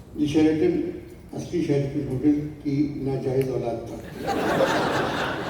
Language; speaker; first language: Urdu; native; Urdu